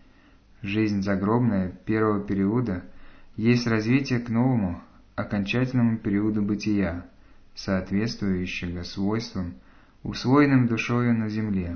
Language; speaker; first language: Russian; native; Russian